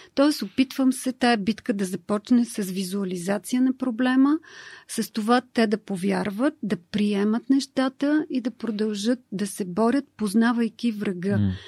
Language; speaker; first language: Bulgarian; native; Bulgarian